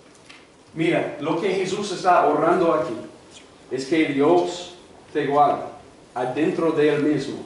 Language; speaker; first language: Spanish; non-native, fluent; English